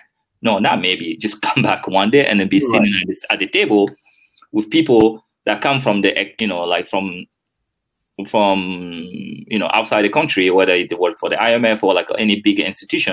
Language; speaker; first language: English; non-native, fluent; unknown